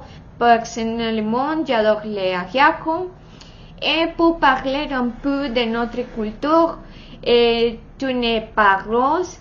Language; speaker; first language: French; non-native, learner; Spanish